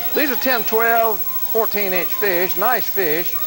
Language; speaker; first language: English; native; English